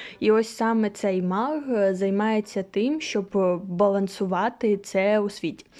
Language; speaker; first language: Ukrainian; non-native, local second language; Russian